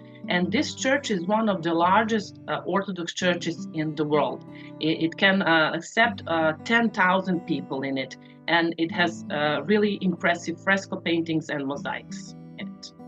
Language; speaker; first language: English; non-native, fluent; Serbian